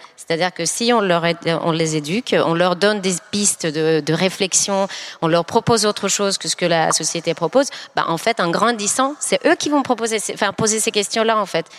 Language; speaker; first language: French; non-native, fluent; Finnish